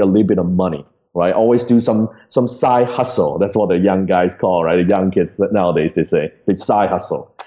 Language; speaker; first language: English; non-native, local second language; Cantonese